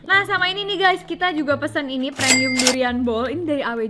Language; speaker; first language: Indonesian; native; Indonesian